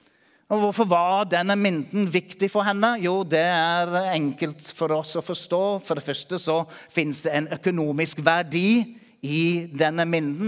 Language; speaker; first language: Norwegian; non-native, fluent; English